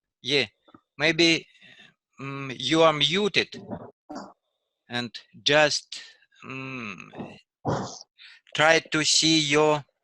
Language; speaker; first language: English; non-native, learner; Russian